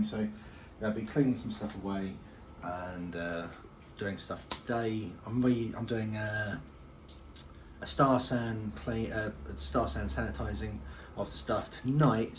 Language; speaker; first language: English; native; English